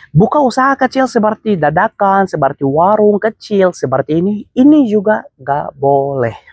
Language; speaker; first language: Indonesian; non-native, fluent; Arabic